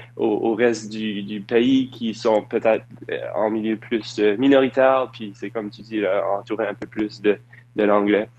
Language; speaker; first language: French; native; French